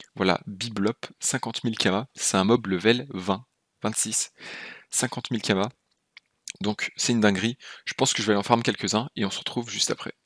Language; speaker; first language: French; native; French